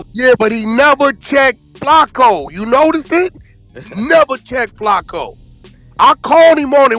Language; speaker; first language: English; native; English